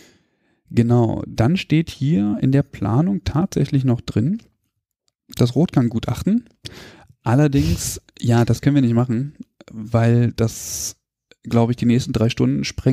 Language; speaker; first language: German; native; German